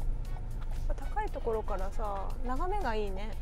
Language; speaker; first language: Japanese; native; Japanese